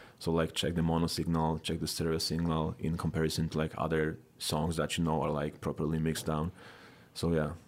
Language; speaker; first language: English; non-native, fluent; Polish